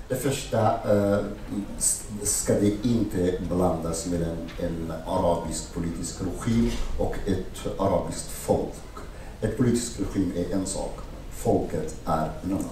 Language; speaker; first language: Swedish; non-native, fluent; Arabic